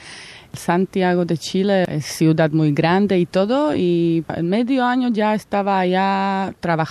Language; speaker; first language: Spanish; non-native, fluent; Slovak